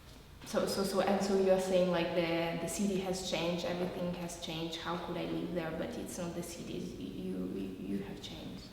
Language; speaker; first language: English; non-native, fluent; Russian